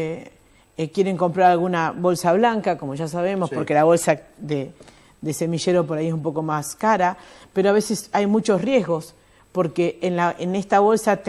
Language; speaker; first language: Spanish; native; Spanish